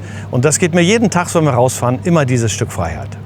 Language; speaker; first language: German; native; German